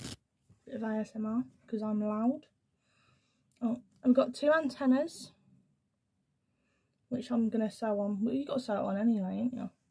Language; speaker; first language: English; native; English